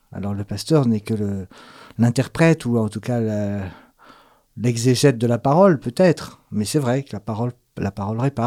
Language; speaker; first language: French; native; French